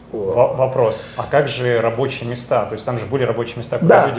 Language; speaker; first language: Russian; native; Russian